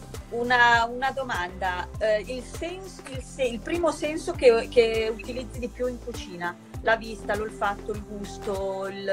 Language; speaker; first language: Italian; native; Italian